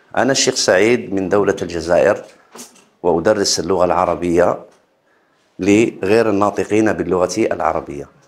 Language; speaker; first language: Arabic; native; Arabic